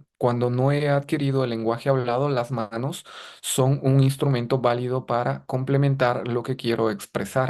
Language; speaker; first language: Spanish; native; Spanish